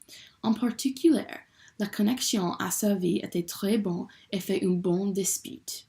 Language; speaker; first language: French; non-native, learner; English